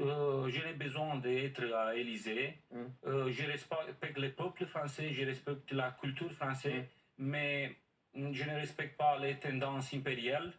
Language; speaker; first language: French; non-native, learner; Romanian